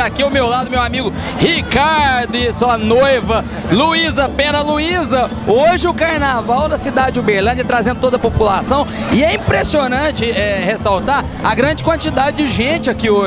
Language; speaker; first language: Portuguese; native; Portuguese